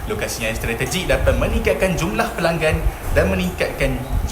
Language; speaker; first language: Malay; native; Malay